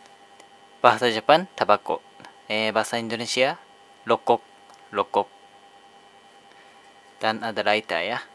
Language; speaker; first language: Indonesian; non-native, learner; Japanese